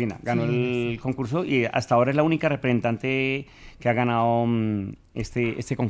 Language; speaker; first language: Spanish; native; Spanish